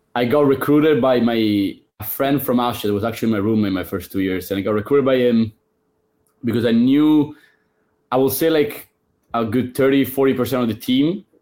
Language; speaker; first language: English; non-native, fluent; Italian